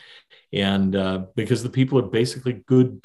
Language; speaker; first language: English; native; English